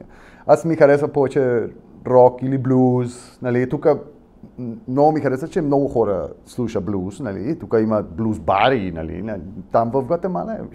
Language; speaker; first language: Bulgarian; non-native, learner; Spanish